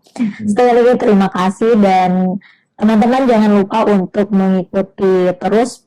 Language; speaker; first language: Indonesian; native; Indonesian